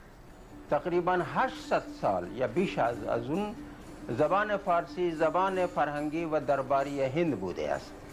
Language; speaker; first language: Persian; non-native, fluent; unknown